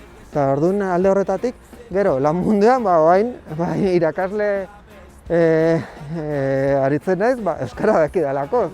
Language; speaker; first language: Basque; non-native, local second language; Catalan